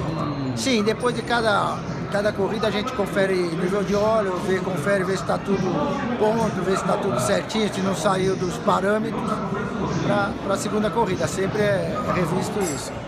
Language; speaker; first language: Portuguese; native; Portuguese